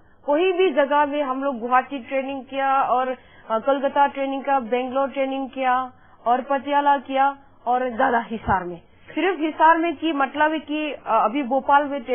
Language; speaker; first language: Hindi; non-native, local second language; Manipuri